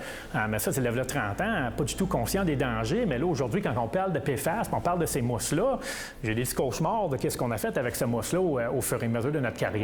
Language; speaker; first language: French; native; French